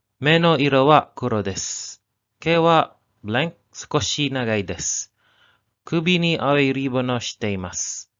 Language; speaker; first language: Japanese; non-native, learner; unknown